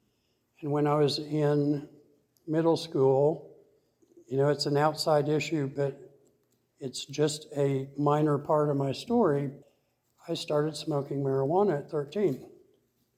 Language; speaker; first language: English; native; English